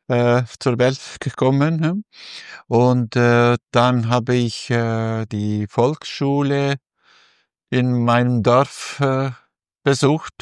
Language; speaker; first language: German; non-native, fluent; Albanian